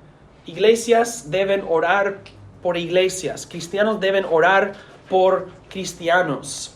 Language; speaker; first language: Spanish; non-native, fluent; English